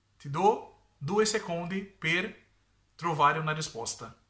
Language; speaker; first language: Italian; non-native, learner; Portuguese